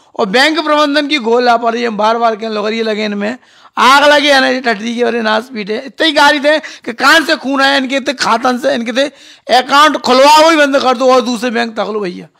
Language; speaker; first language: Hindi; native; Hindi